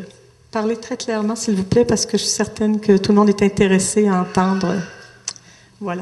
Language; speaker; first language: French; native; French